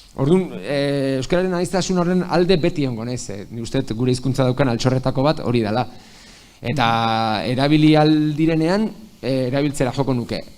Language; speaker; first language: Basque; native; Basque